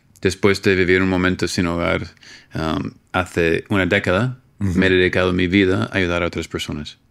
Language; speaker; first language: Spanish; non-native, fluent; English